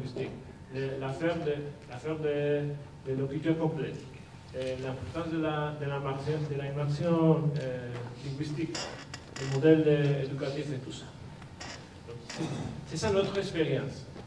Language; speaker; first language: French; non-native, fluent; Basque